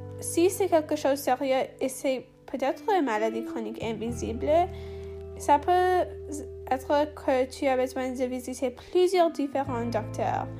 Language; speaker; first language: French; non-native, learner; English